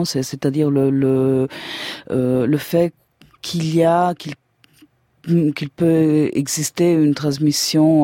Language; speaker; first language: French; non-native, fluent; German